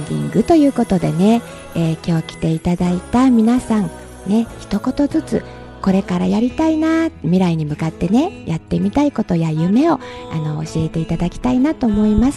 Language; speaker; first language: Japanese; native; Japanese